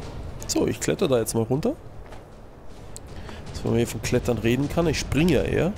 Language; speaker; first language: German; native; German